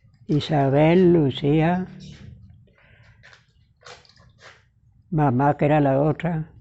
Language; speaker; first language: Spanish; native; Spanish